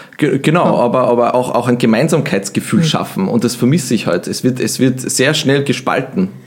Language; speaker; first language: German; early bilingual, other home language; Bosnian